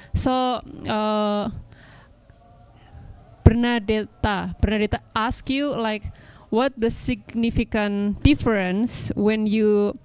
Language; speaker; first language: English; non-native, local second language; Indonesian